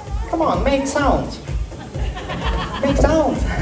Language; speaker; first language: English; non-native, fluent; Turkish